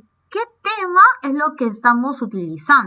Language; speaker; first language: Spanish; native; Spanish